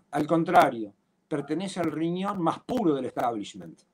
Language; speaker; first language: Spanish; native; Spanish